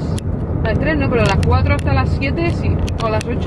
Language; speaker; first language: Spanish; native; Spanish